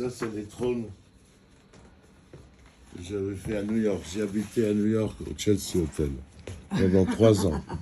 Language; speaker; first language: French; non-native, fluent; Georgian